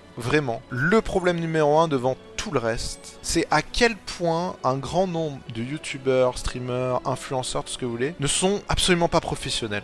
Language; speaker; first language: French; native; French